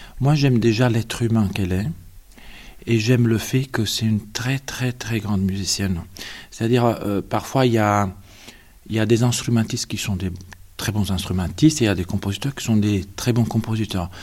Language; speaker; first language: French; non-native, learner; Spanish